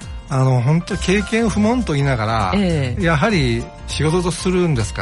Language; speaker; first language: Japanese; native; Japanese